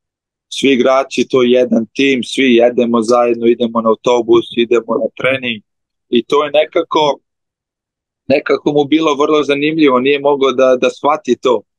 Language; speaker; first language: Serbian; early bilingual, heritage; Slovenian